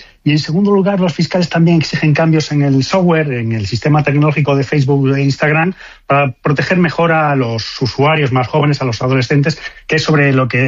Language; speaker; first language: Spanish; native; Spanish